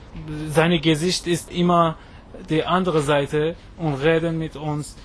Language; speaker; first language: German; non-native, learner; Persian